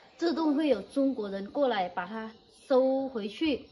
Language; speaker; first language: Chinese; non-native, fluent; Vietnamese